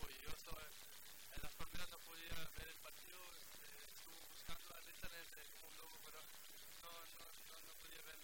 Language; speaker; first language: Spanish; non-native, learner; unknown